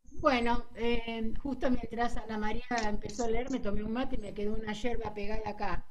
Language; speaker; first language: Spanish; native; Spanish